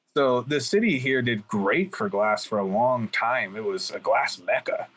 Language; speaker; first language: English; native; English